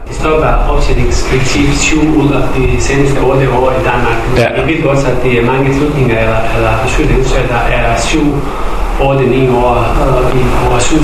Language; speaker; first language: Danish; non-native, fluent; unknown